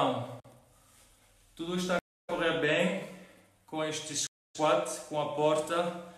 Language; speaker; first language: Portuguese; non-native, fluent; French